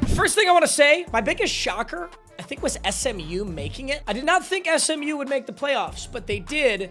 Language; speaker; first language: English; native; English